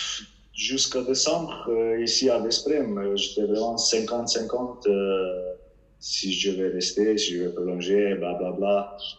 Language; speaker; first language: French; non-native, fluent; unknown